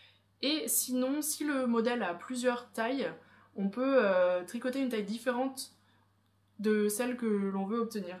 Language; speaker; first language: French; native; French